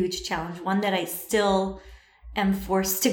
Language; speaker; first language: English; early bilingual, other home language; Assyrian Neo-Aramaic